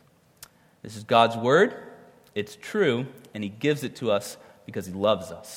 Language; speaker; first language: English; native; English